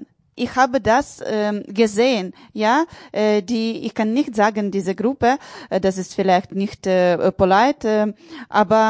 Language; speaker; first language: German; non-native, learner; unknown